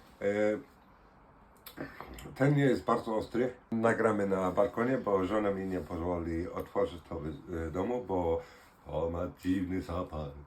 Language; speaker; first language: Polish; non-native, learner; Icelandic